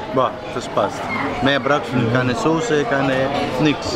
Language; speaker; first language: German; non-native, fluent; Italian